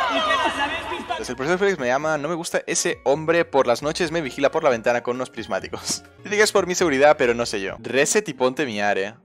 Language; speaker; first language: Spanish; native; Spanish